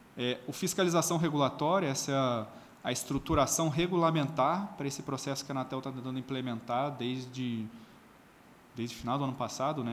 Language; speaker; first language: Portuguese; native; Portuguese